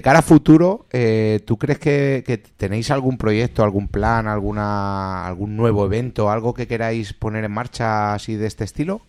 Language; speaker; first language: Spanish; native; Spanish